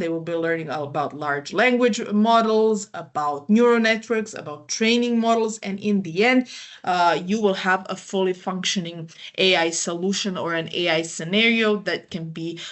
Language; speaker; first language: English; non-native, fluent; Croatian